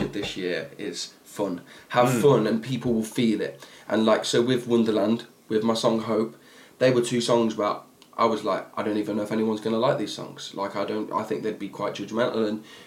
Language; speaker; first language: English; native; English